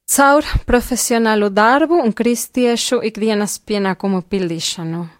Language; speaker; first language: Latvian; non-native, fluent; Spanish